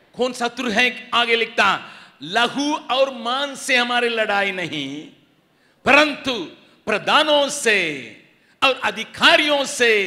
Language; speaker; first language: Hindi; non-native, local second language; Tamil